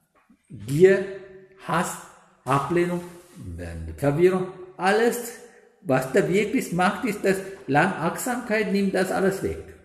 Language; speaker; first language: German; non-native, learner; Sinhala